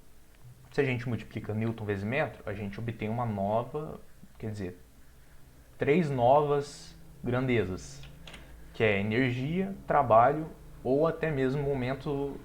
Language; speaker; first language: Portuguese; native; Portuguese